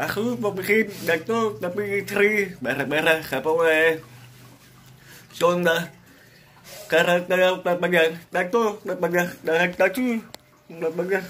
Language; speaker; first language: Indonesian; non-native, learner; Vietnamese